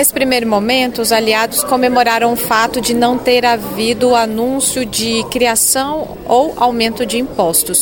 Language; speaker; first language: Portuguese; native; Portuguese